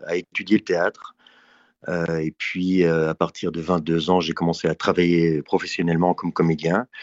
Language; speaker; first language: French; native; French